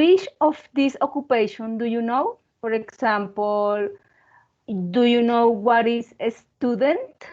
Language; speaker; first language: English; non-native, learner; Spanish